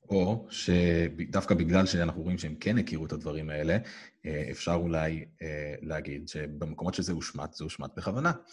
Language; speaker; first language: Hebrew; native; Hebrew